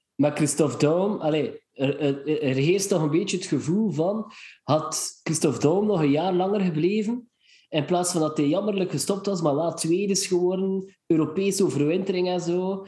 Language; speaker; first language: Dutch; native; Dutch